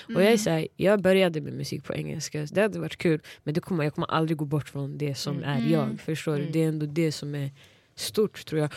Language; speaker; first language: Swedish; early bilingual, other home language; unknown